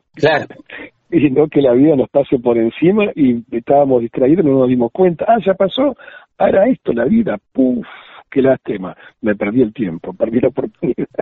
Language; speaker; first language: Spanish; native; Spanish